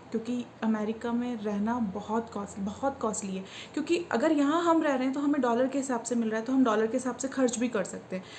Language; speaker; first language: Hindi; native; Hindi